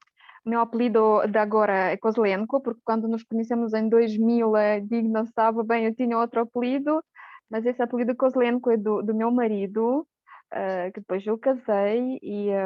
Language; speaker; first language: Portuguese; non-native, fluent; Romanian